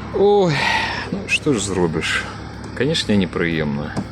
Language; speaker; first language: Russian; native; Russian